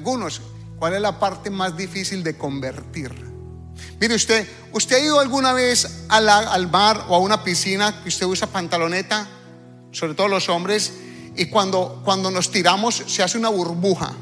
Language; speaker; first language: Spanish; native; Spanish